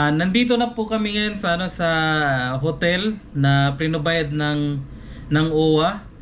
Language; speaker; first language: Filipino; non-native, local second language; Cebuano